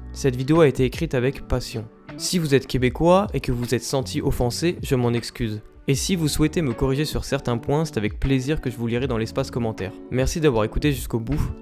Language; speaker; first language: French; early bilingual, other home language; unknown